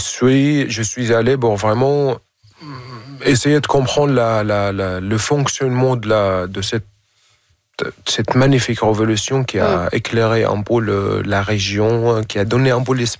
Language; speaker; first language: French; non-native, fluent; Arabic